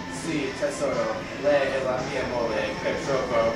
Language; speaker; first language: Italian; non-native, learner; English